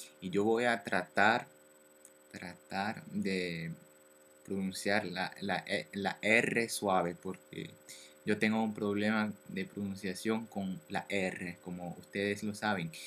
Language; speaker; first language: Spanish; non-native, learner; French